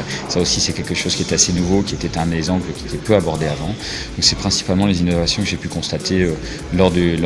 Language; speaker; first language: French; native; French